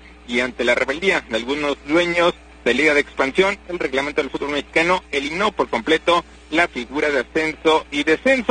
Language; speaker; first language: Spanish; native; Spanish